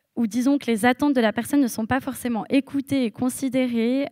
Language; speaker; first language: French; native; French